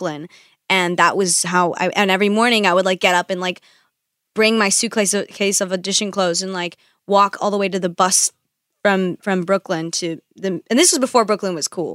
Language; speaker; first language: English; early bilingual, other home language; Spanish